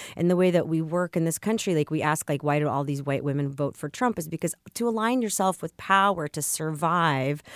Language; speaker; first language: English; early bilingual, other home language; Russian